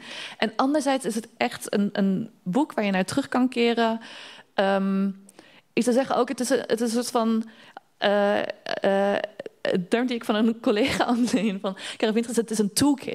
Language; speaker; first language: Dutch; native; Dutch